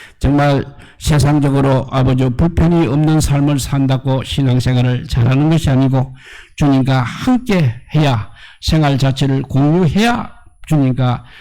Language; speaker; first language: Korean; native; Korean